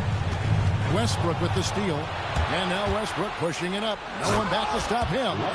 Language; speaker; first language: English; native; English